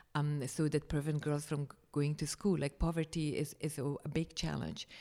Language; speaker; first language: English; non-native, fluent; Persian